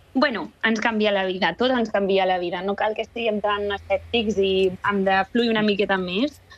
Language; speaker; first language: Catalan; early bilingual, other home language; Bulgarian